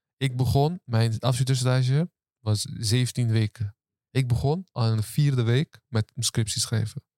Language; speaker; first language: Dutch; early bilingual, other home language; Turkish